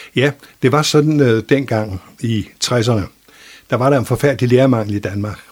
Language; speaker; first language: Danish; native; Danish